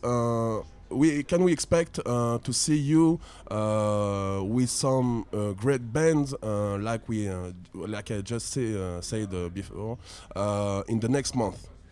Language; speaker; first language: English; non-native, learner; French